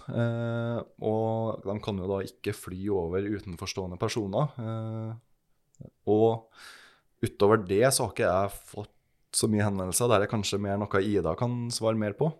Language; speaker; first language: Norwegian; native; Norwegian